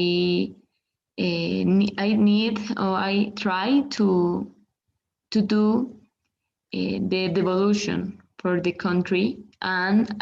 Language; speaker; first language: English; non-native, learner; Spanish